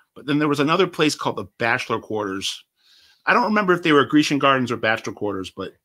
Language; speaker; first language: English; native; English